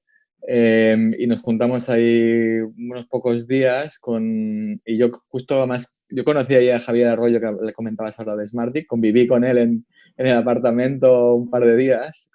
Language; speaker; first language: Spanish; native; Spanish